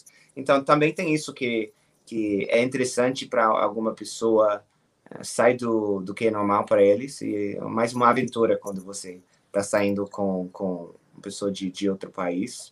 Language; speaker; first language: Portuguese; non-native, learner; English